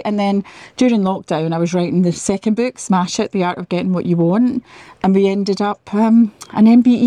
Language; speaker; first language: English; native; English